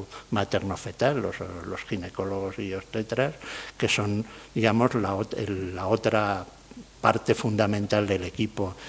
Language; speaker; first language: Spanish; native; Spanish